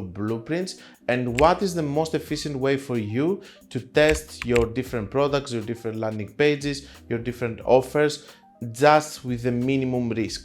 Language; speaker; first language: English; non-native, fluent; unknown